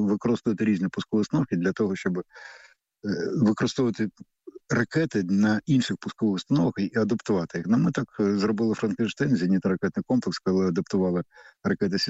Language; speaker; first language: Ukrainian; native; Ukrainian